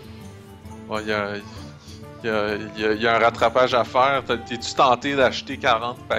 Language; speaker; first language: French; native; French